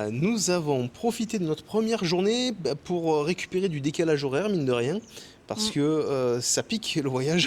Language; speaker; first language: French; native; French